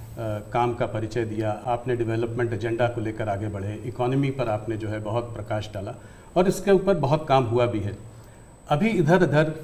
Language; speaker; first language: Hindi; native; Hindi